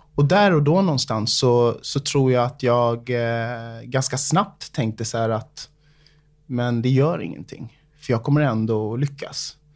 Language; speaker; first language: Swedish; early bilingual, other home language; English